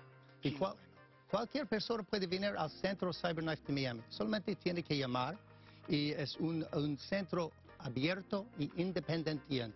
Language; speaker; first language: Spanish; non-native, fluent; English